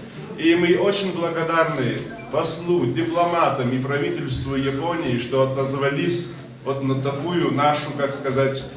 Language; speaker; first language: Russian; non-native, local second language; Georgian